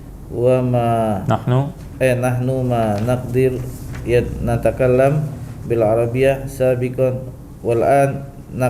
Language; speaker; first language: Arabic; non-native, learner; Indonesian